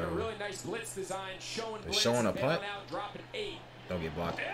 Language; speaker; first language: English; native; English